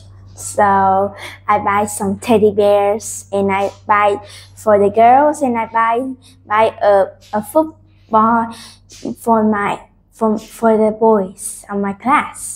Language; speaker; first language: English; non-native, learner; Vietnamese